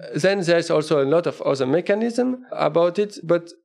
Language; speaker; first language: English; non-native, fluent; French